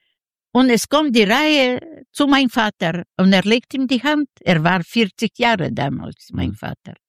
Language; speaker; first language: German; non-native, learner; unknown